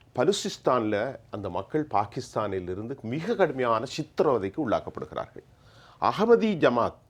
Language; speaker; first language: Tamil; native; Tamil